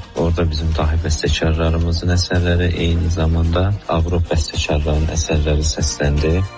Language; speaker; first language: Azerbaijani; native; Azerbaijani